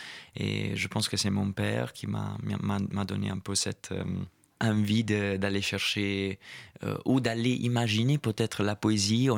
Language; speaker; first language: French; non-native, fluent; Italian